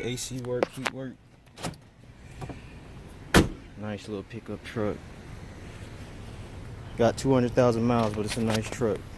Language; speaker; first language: English; native; English